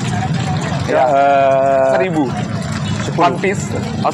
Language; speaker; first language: English; non-native, learner; Indonesian